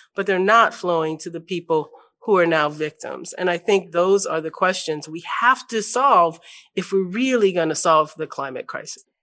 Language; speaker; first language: English; native; English